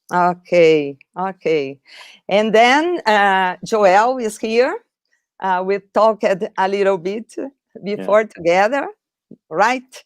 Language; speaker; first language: English; non-native, fluent; Portuguese